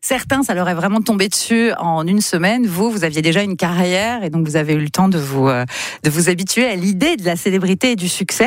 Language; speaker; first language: French; native; French